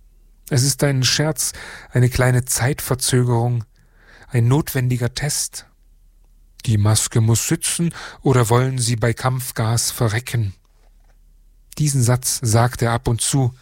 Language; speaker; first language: German; native; German